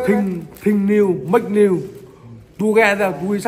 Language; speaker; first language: English; non-native, learner; Vietnamese